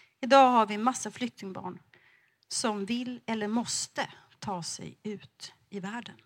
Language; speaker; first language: Swedish; native; Swedish